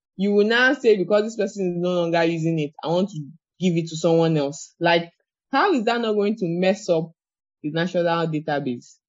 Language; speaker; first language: English; non-native, local second language; Yoruba